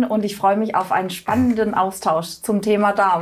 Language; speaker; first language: German; native; German